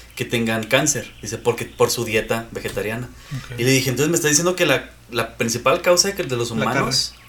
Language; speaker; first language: Spanish; native; Spanish